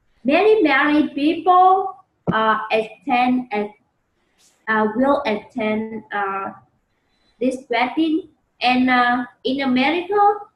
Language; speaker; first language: English; non-native, learner; Vietnamese